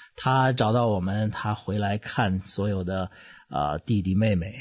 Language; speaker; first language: Chinese; native; Chinese